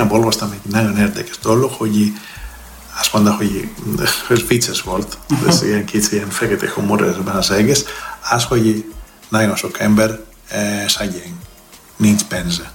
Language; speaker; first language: Hungarian; non-native, learner; Greek